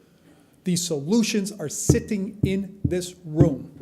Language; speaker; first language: English; native; English